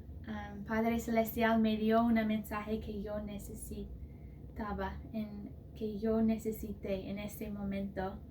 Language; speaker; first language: Spanish; non-native, fluent; English